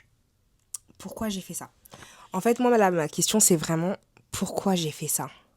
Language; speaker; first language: French; native; French